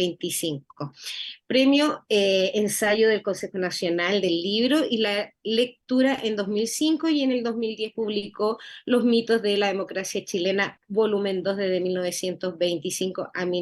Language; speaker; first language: Spanish; native; Spanish